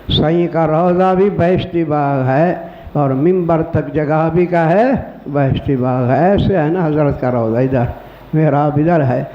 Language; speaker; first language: Urdu; non-native, local second language; Saraiki